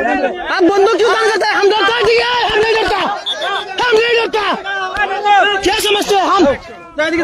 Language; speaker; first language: Hindi; non-native, learner; Bangla